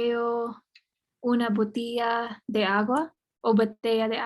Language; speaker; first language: Spanish; non-native, learner; English